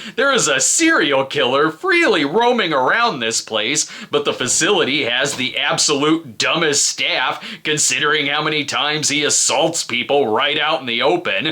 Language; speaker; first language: English; native; English